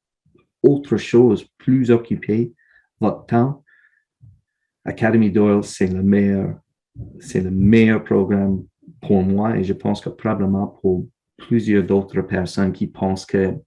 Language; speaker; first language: French; non-native, learner; English